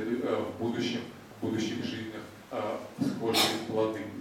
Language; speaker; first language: Russian; native; Russian